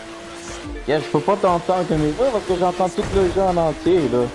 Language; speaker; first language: French; native; French